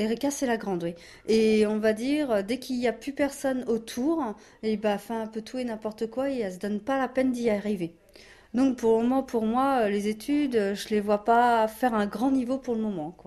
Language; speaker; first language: French; native; French